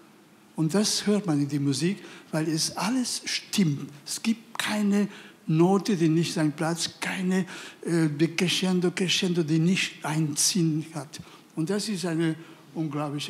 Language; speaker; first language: German; non-native, fluent; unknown